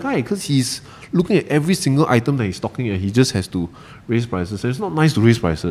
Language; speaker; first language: English; native; English